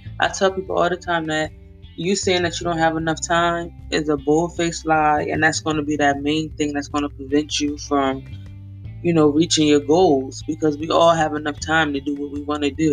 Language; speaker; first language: English; native; English